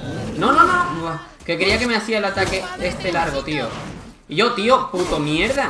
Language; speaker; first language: Spanish; native; Spanish